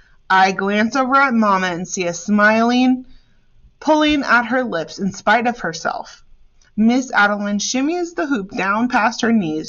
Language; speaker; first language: English; native; English